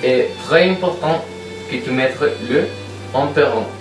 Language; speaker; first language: French; non-native, learner; Spanish